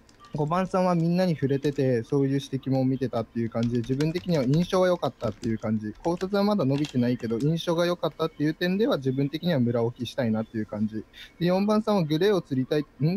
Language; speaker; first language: Japanese; native; Japanese